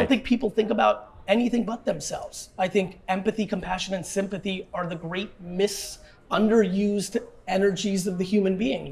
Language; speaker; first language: English; early bilingual, other home language; Russian